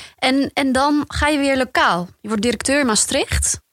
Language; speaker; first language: Dutch; early bilingual, other home language; Indonesian